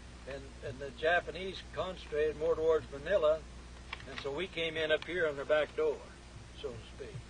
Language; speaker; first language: English; native; English